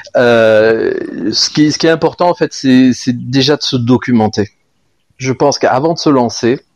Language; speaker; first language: French; native; French